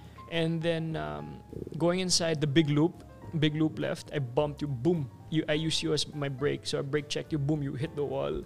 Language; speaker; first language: English; non-native, local second language; Cebuano